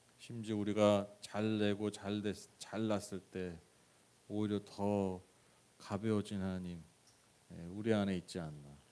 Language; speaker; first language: Korean; native; Korean